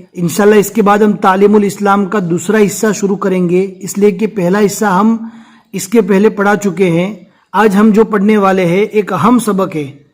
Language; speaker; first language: Urdu; non-native, local second language; Gujarati